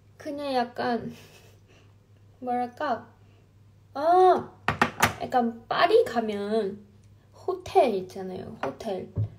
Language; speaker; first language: Korean; non-native, fluent; Chinese